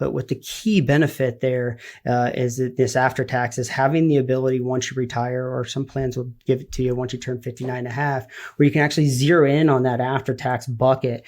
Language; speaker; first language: English; native; English